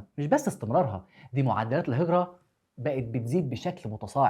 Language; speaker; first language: Arabic; native; Arabic